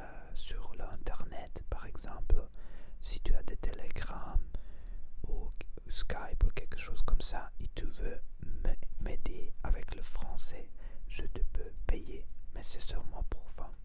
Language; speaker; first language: French; non-native, learner; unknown